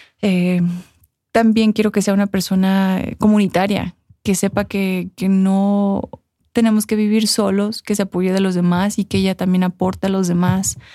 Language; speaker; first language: Spanish; early bilingual, heritage; Spanish